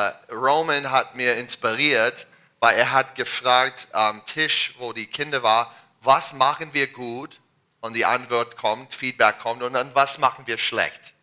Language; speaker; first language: German; non-native, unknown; English